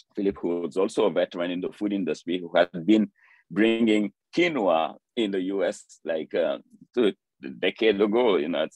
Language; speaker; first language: English; non-native, fluent; French